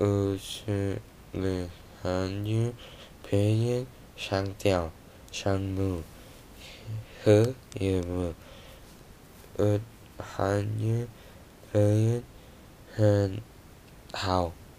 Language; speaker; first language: Chinese; non-native, learner; Korean